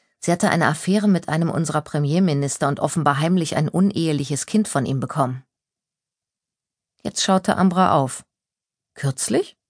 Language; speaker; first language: German; native; German